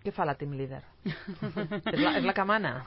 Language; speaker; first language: Catalan; native; Catalan